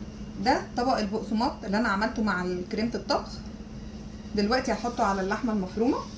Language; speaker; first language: Arabic; native; Arabic